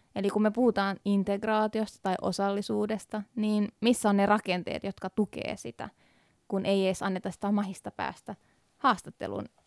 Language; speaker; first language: Finnish; early bilingual, other home language; Persian